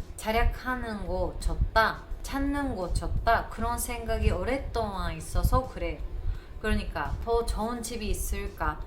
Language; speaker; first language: Korean; non-native, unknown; Japanese